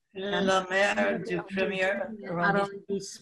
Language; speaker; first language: French; non-native, learner; English